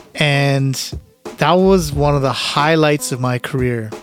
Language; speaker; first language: English; early bilingual, other home language; Punjabi